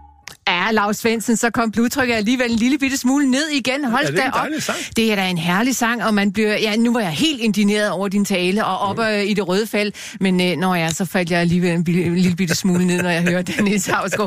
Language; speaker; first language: Danish; native; Danish